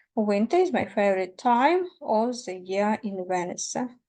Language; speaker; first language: English; non-native, fluent; Ukrainian